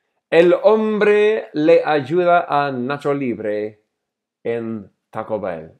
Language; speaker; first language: Spanish; non-native, fluent; English